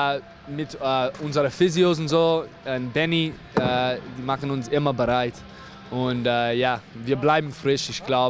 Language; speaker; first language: German; non-native, learner; English